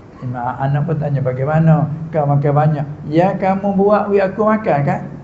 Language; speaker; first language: Malay; native; Malay